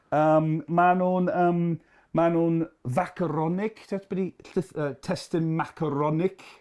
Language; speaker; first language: Welsh; native; Welsh